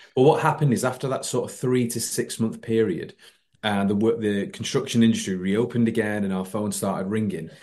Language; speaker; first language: English; native; English